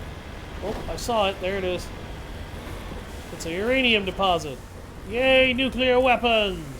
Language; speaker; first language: English; native; English